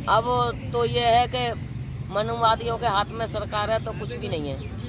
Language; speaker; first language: Hindi; native; Hindi